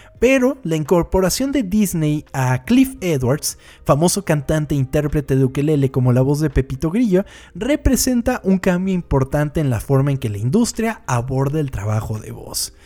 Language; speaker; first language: Spanish; native; Spanish